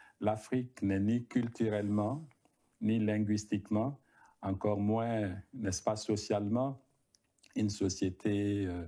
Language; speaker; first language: French; non-native, local second language; Bambara